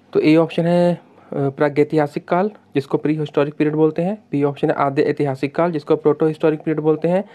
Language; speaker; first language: Hindi; non-native, local second language; Punjabi